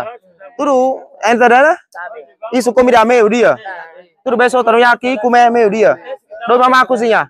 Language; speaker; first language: Portuguese; non-native, learner; Vietnamese